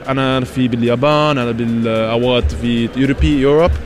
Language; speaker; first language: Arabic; non-native, learner; Japanese